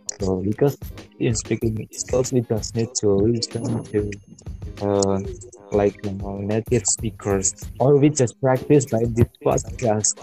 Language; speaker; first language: English; non-native, learner; Indonesian